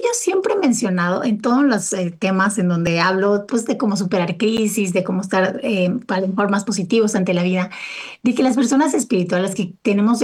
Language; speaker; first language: Spanish; native; Spanish